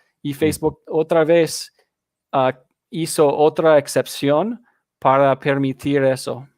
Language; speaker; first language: Spanish; non-native, fluent; English